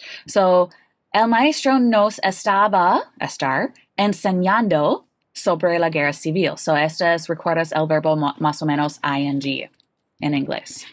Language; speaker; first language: Spanish; non-native, learner; English